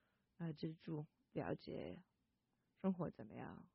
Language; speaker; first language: Chinese; non-native, fluent; English